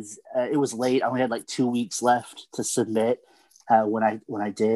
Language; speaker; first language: English; native; English